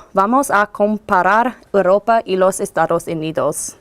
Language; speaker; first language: Spanish; non-native, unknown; English